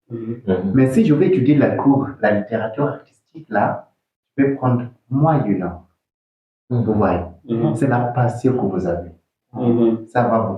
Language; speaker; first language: French; non-native, learner; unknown